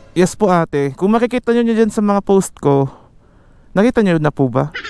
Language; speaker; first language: Filipino; native; Filipino